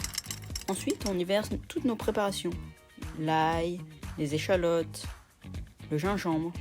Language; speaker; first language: French; native; French